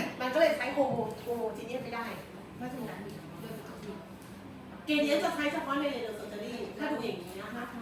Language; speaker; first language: Thai; native; Thai